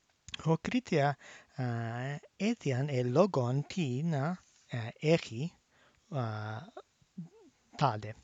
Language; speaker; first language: Greek; non-native, fluent; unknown